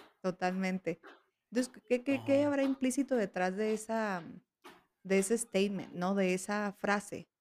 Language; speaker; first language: Spanish; native; Spanish